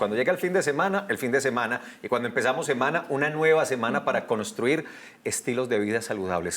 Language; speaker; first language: Spanish; native; Spanish